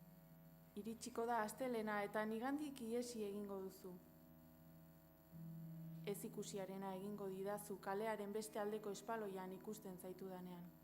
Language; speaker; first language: Basque; native; Basque